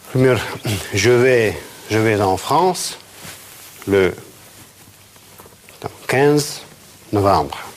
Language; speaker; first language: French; non-native, fluent; Russian